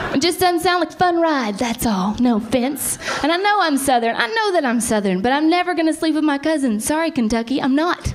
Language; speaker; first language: English; native; English